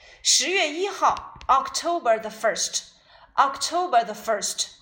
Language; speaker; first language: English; non-native, fluent; Chinese